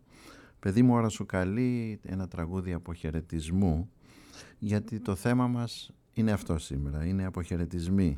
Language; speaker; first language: Greek; native; Greek